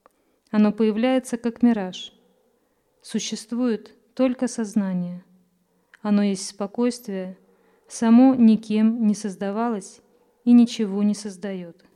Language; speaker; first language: Russian; native; Russian